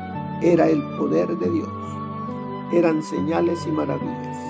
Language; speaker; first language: Spanish; native; Spanish